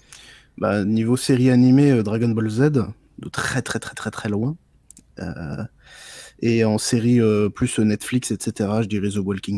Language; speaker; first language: French; native; French